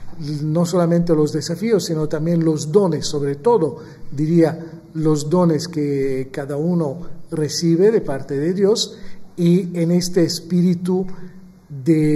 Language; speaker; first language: Spanish; non-native, fluent; Maltese